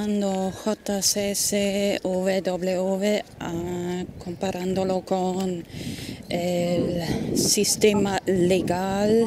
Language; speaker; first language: Spanish; non-native, fluent; German